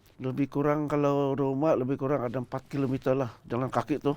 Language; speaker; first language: Malay; non-native, local second language; Central Dusun